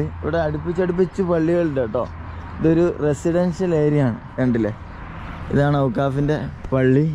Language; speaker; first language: Malayalam; native; Malayalam